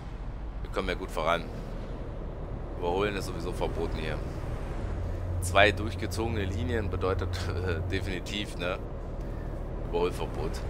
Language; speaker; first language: German; native; German